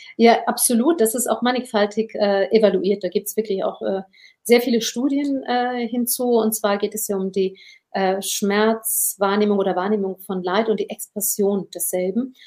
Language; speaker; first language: German; early bilingual, other home language; Turkish